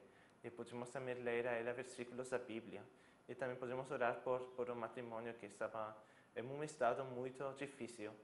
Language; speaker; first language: Portuguese; non-native, fluent; German